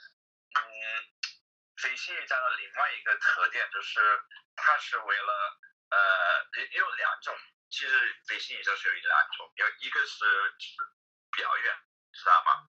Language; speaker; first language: Chinese; non-native, fluent; English